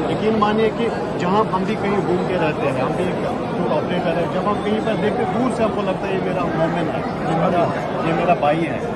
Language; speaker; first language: Urdu; non-native, local second language; Kashmiri